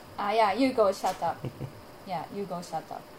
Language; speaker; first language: English; non-native, learner; Japanese